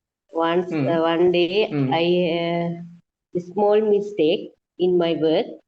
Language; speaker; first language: English; non-native, learner; Sinhala